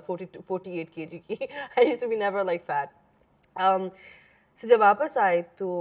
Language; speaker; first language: Urdu; early bilingual, heritage; Hindi